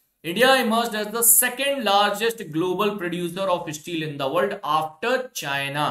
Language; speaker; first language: English; non-native, local second language; Hindi